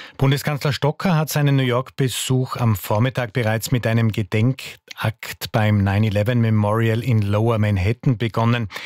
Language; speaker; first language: German; native; German